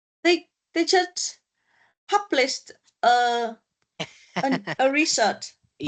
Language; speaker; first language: English; non-native, learner; Vietnamese